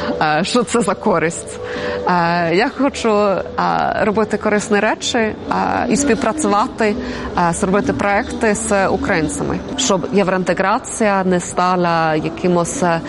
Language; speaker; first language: Ukrainian; non-native, fluent; Swedish